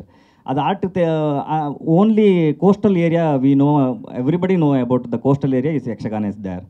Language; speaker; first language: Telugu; non-native, learner; Kannada